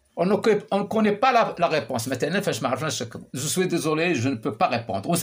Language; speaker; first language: French; non-native, local second language; Arabic